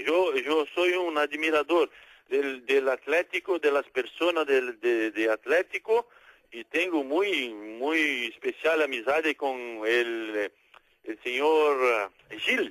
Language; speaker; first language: Spanish; non-native, fluent; Portuguese